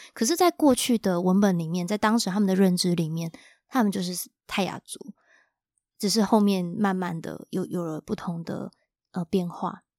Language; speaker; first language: Chinese; native; Chinese